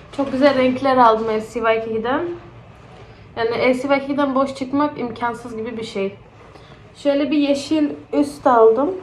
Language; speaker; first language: Turkish; early bilingual, heritage; Turkish